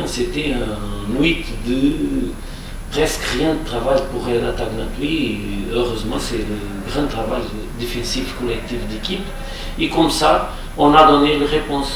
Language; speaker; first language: French; non-native, fluent; Portuguese